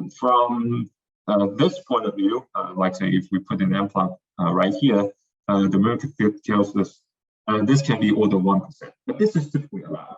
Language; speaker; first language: English; non-native, fluent; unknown